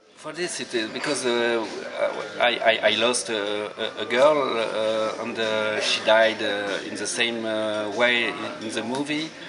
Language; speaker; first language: English; non-native, learner; French